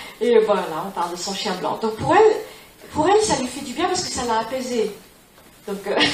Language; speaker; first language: French; non-native, fluent; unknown